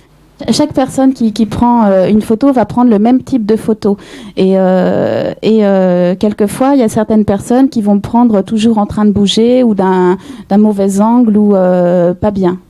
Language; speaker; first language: French; native; French